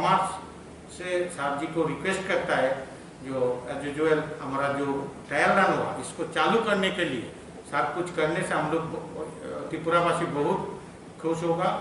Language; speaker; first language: Hindi; non-native, local second language; Bangla